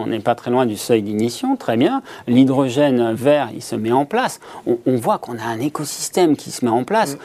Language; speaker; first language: French; native; French